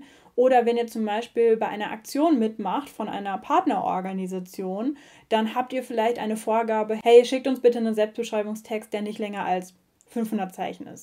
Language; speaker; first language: German; native; German